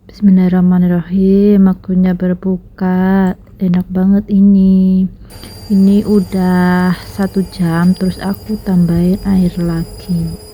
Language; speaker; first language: Indonesian; non-native, local second language; Javanese